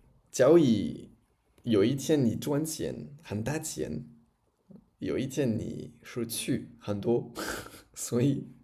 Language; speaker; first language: Chinese; non-native, learner; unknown